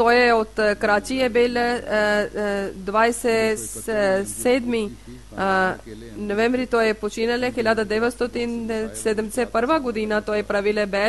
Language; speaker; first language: Bulgarian; non-native, learner; Urdu